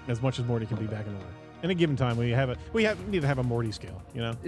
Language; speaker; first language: English; native; English